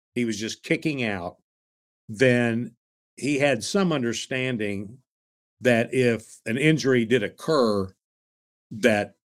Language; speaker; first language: English; native; English